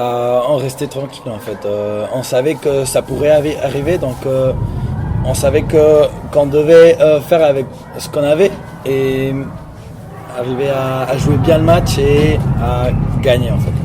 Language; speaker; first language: French; non-native, local second language; Spanish